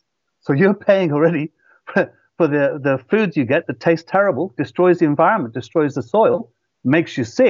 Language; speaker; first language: English; native; English